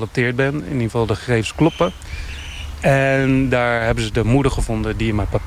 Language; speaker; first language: Dutch; native; Dutch